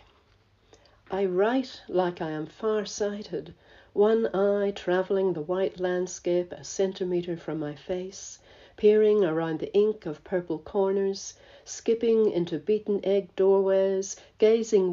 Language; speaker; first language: English; native; English